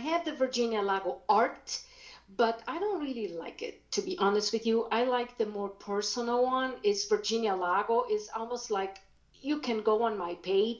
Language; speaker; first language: English; non-native, fluent; German